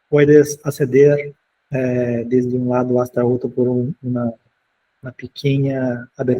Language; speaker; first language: Spanish; non-native, fluent; Portuguese